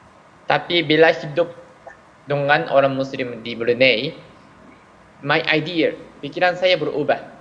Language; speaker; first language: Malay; non-native, fluent; Japanese